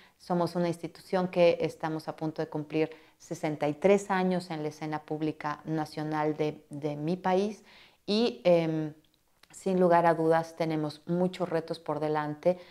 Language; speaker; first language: Spanish; native; Spanish